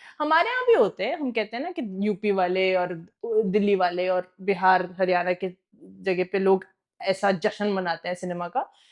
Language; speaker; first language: Hindi; non-native, fluent; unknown